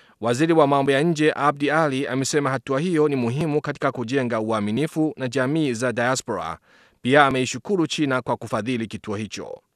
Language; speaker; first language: Swahili; non-native, fluent; Chinese